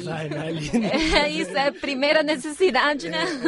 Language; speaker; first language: Portuguese; non-native, fluent; Chinese